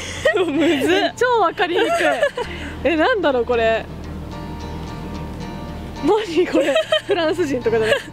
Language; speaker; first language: Japanese; native; Japanese